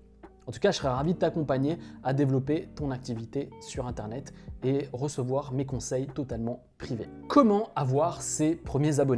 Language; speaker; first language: French; native; French